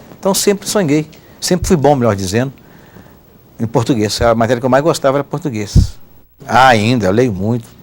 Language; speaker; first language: Portuguese; native; Portuguese